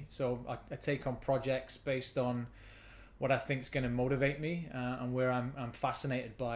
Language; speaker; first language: English; native; English